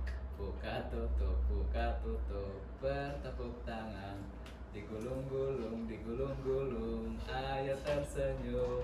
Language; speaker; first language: Indonesian; native; Indonesian